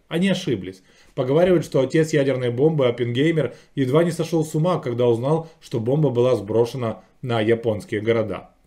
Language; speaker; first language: Russian; native; Russian